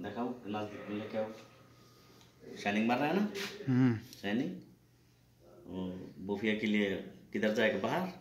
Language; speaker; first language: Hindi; non-native, learner; Bangla